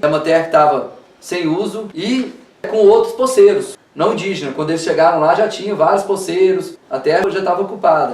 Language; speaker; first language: Portuguese; native; Portuguese